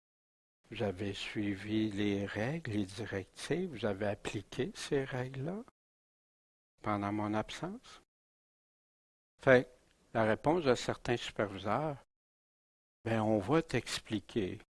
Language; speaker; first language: French; native; French